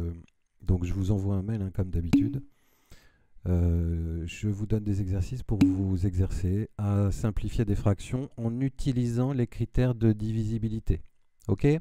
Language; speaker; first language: French; native; French